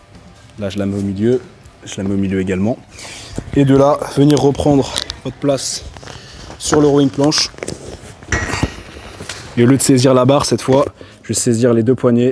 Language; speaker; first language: French; native; French